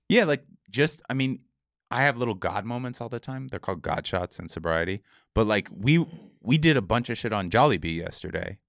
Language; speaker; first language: English; native; English